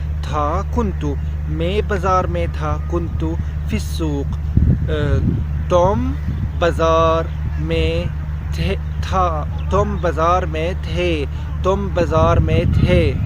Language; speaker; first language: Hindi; non-native, fluent; Arabic